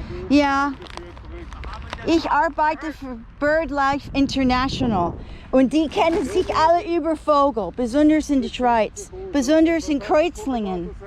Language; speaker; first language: German; non-native, learner; English